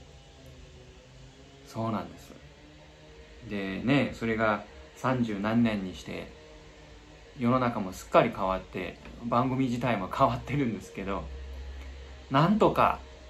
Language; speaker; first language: Japanese; non-native, fluent; Chinese